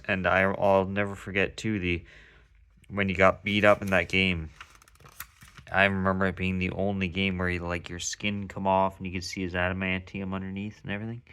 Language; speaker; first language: English; native; English